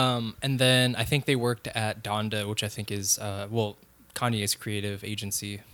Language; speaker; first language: English; early bilingual, other home language; Filipino